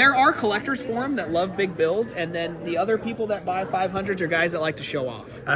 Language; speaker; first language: English; native; English